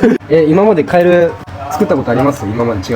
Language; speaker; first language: Japanese; native; Japanese